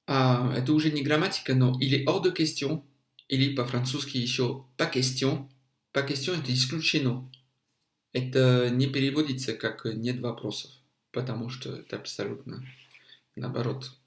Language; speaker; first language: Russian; non-native, fluent; French